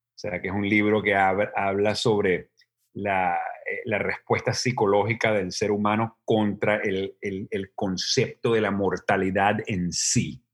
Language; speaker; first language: Spanish; native; Spanish